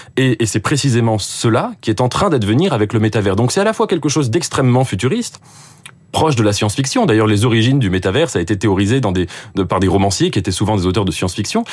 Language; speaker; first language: French; native; French